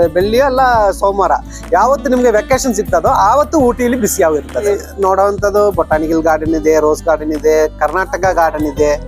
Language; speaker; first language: Kannada; non-native, local second language; Malayalam